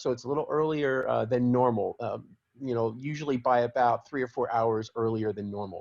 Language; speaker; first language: English; native; English